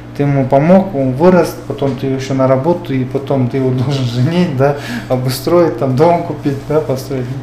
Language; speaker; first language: Russian; non-native, local second language; Kyrgyz